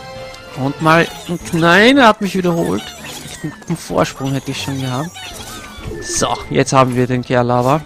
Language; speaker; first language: German; native; German